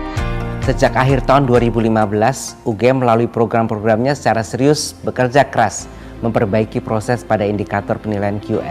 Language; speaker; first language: Indonesian; native; Indonesian